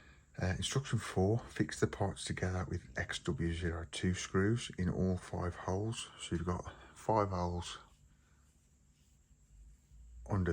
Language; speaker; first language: English; native; English